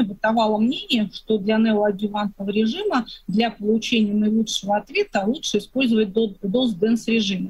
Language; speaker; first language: Russian; native; Russian